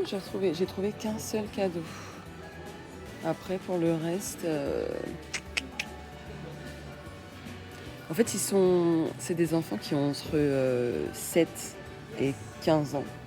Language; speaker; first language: French; native; French